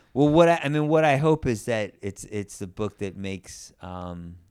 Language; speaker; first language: English; native; English